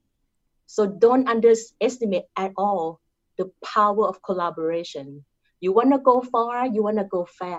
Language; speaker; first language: English; non-native, fluent; Thai